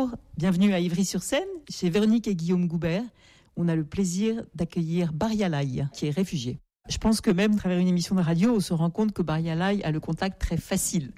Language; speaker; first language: French; native; French